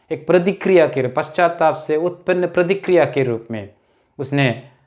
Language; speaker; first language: Hindi; non-native, local second language; Malayalam